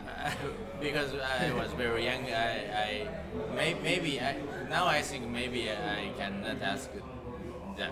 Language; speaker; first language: English; non-native, learner; Japanese